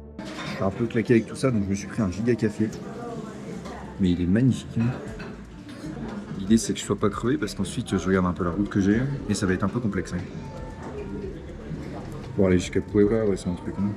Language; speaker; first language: French; native; French